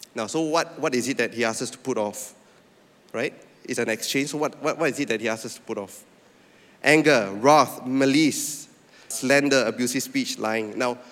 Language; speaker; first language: English; non-native, local second language; Min Nan Chinese